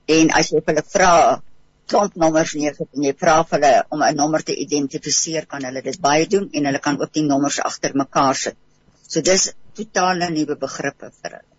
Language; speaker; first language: Afrikaans; native; Afrikaans